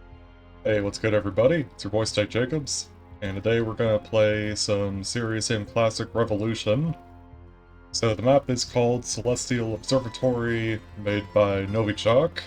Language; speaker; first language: English; native; English